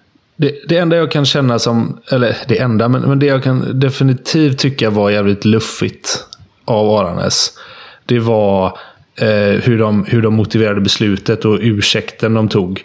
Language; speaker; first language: Swedish; native; Swedish